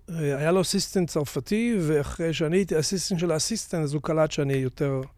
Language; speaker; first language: Hebrew; native; Hebrew